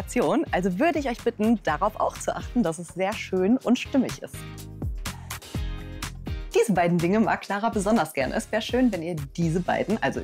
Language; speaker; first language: German; native; German